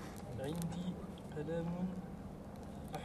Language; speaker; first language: Arabic; non-native, learner; French